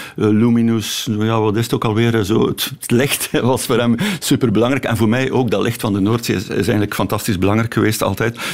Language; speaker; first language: Dutch; native; Dutch